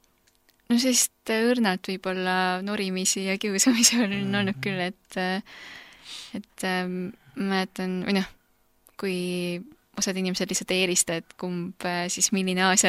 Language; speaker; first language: Estonian; early bilingual, other home language; Korean